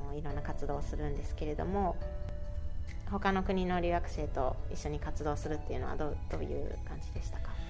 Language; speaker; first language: Japanese; native; Japanese